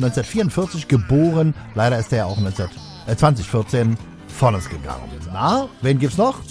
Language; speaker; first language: German; native; German